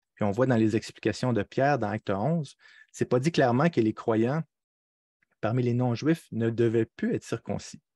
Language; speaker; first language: French; native; French